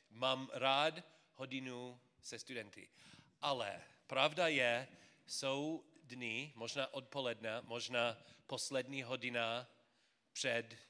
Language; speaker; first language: Czech; non-native, fluent; English